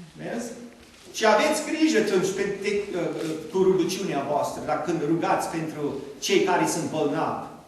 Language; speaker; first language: Romanian; non-native, learner; English